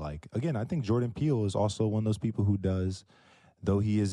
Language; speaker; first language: English; native; English